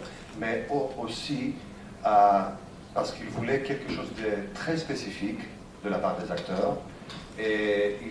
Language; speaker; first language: French; non-native, fluent; Greek